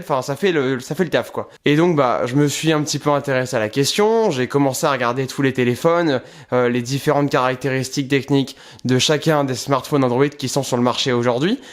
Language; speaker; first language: French; native; French